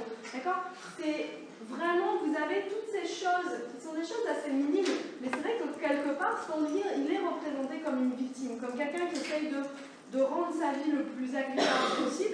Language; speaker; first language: French; native; French